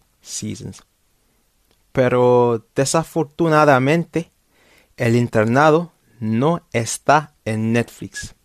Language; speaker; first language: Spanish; non-native, fluent; English